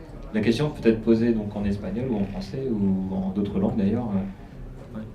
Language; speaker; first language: French; native; French